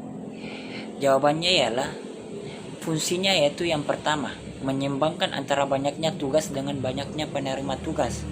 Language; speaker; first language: Indonesian; native; Indonesian